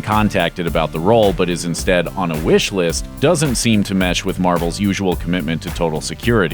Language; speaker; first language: English; native; English